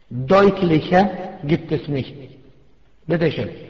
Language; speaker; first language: German; non-native, fluent; Arabic